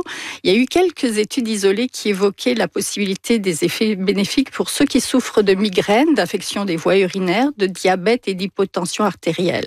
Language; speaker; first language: French; native; French